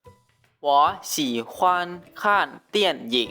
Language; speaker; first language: Chinese; non-native, learner; Lao